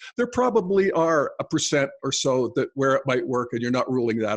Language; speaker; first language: English; native; English